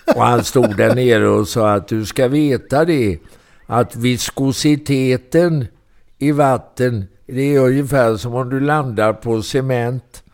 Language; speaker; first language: Swedish; native; Swedish